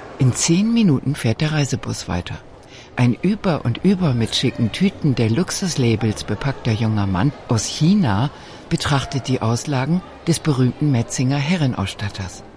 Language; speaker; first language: German; native; German